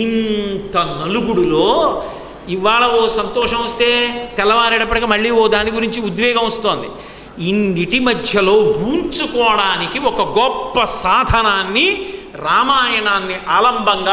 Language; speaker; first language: Telugu; native; Telugu